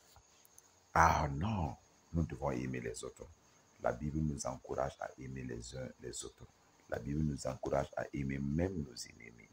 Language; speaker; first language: French; non-native, local second language; Mossi